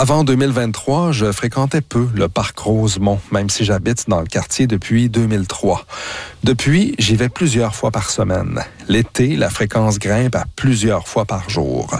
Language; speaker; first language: French; native; French